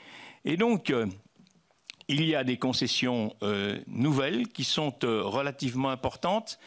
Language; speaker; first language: French; native; French